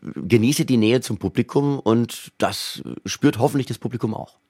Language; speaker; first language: German; native; German